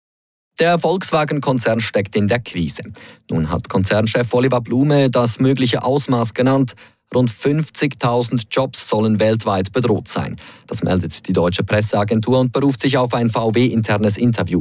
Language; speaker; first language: German; native; German